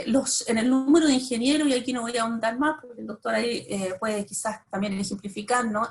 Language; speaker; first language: Spanish; native; Spanish